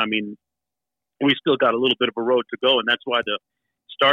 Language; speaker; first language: English; native; English